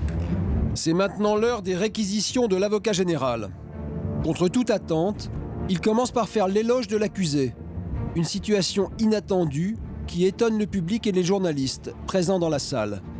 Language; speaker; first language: French; native; French